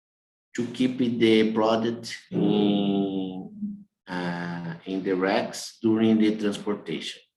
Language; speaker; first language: English; non-native, learner; Portuguese